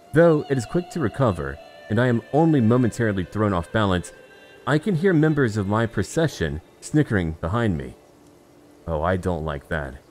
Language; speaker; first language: English; native; English